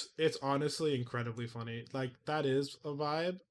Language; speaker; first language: English; native; English